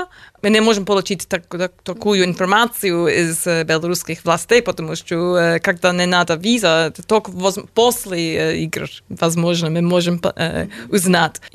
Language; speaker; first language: Russian; non-native, learner; English